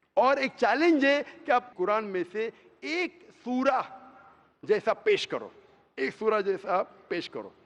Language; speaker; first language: Hindi; non-native, local second language; Konkani